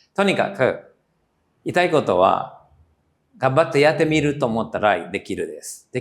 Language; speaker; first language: Japanese; non-native, fluent; Spanish